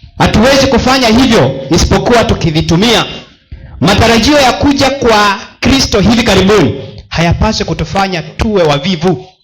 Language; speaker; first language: Swahili; non-native, local second language; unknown